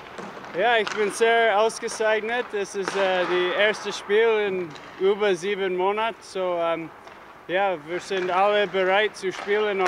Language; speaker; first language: German; non-native, learner; English